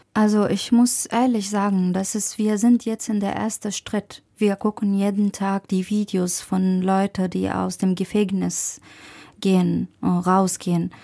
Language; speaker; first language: German; non-native, fluent; Arabic